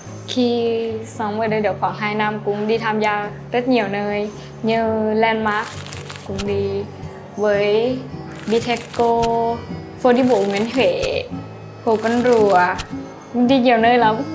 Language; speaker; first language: Vietnamese; non-native, fluent; Lao